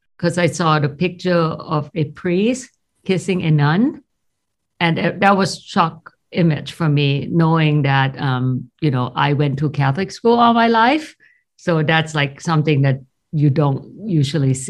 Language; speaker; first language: English; non-native, fluent; Thai